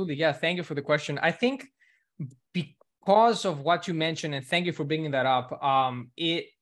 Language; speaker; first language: English; non-native, fluent; Greek